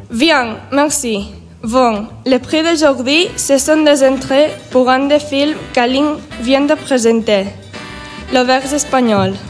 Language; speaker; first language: French; non-native, learner; Spanish